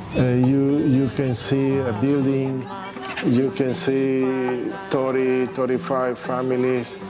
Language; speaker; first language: English; non-native, learner; Spanish